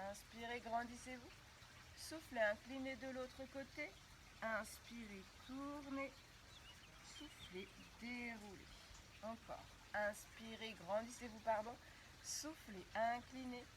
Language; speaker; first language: French; native; French